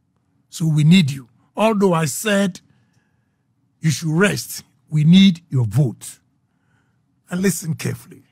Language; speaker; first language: English; non-native, local second language; Akan